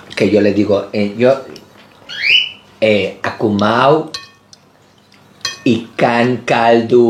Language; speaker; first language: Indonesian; non-native, learner; Spanish